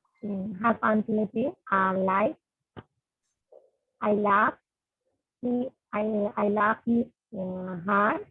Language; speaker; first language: English; non-native, learner; Bangla